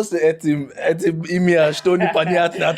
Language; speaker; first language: Russian; non-native, fluent; English